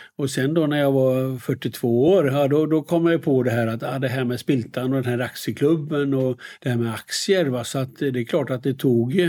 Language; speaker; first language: Swedish; native; Swedish